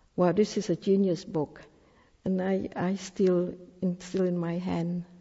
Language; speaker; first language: English; non-native, fluent; Thai